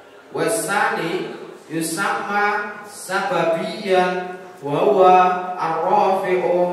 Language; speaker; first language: Arabic; non-native, learner; Indonesian